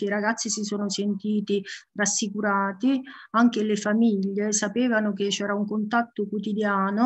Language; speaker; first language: Italian; native; Italian